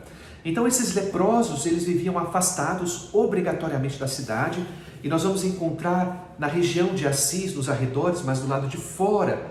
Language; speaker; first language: Portuguese; native; Portuguese